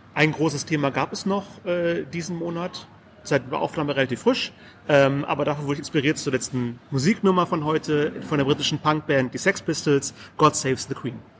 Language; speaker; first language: German; native; German